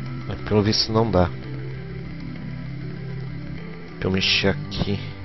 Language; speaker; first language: Portuguese; native; Portuguese